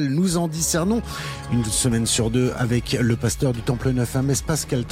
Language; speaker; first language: French; native; French